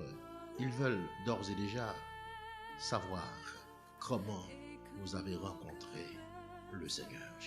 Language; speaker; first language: French; non-native, local second language; Haitian Creole